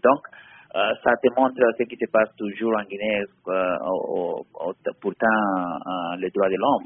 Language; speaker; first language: French; non-native, fluent; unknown